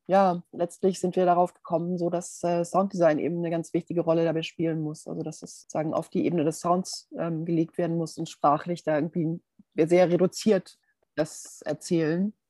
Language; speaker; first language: German; native; German